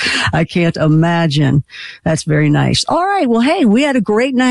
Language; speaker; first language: English; native; English